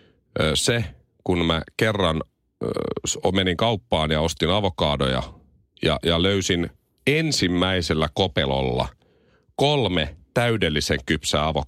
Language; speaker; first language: Finnish; native; Finnish